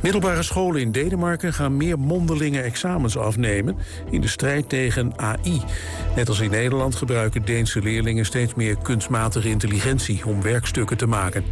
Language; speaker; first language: Dutch; native; Dutch